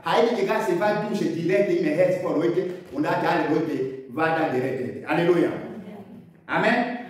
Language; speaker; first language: German; non-native, learner; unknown